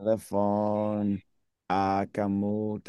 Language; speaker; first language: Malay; non-native, learner; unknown